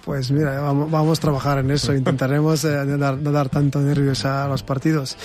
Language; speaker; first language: Spanish; non-native, fluent; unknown